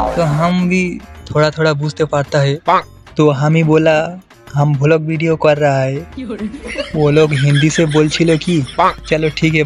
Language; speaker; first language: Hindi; non-native, learner; Bangla